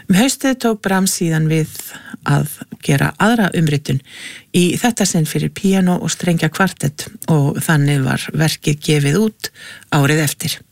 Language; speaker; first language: Icelandic; native; Icelandic